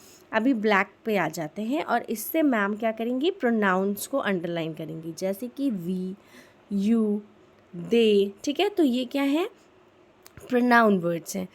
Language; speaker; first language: Hindi; native; Hindi